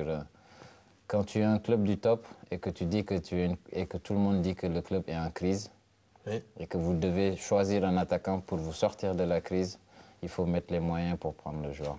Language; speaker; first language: French; non-native, local second language; Wolof